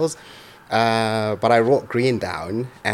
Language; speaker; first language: English; non-native, local second language; Shona